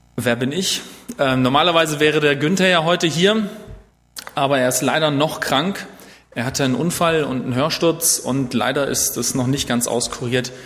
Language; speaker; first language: German; native; German